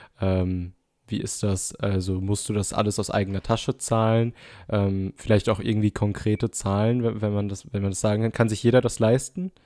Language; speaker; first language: German; native; German